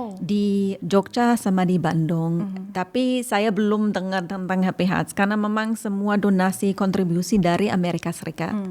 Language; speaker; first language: Indonesian; non-native, fluent; German